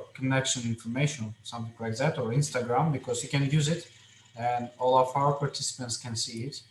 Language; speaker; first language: English; non-native, fluent; Russian